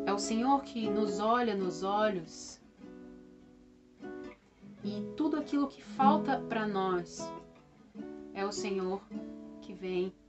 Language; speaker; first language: Portuguese; native; Portuguese